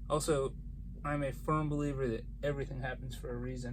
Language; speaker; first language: English; native; English